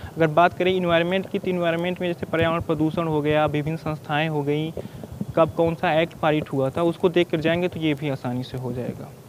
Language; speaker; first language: Hindi; native; Hindi